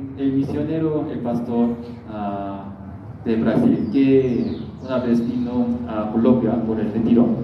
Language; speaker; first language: Spanish; non-native, learner; Korean